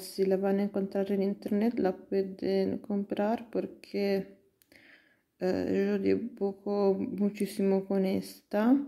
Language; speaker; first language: Spanish; non-native, learner; Italian